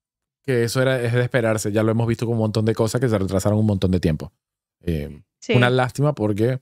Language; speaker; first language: Spanish; native; Spanish